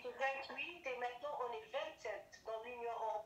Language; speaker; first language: French; non-native, learner; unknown